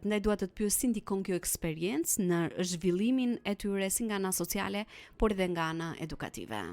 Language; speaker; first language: Albanian; native; Albanian